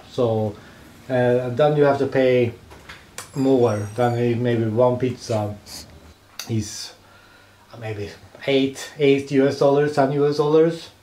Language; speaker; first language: English; non-native, fluent; Swedish